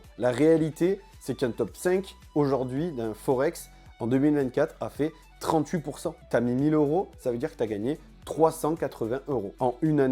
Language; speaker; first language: French; native; French